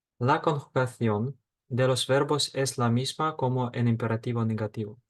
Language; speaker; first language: Spanish; non-native, fluent; Ukrainian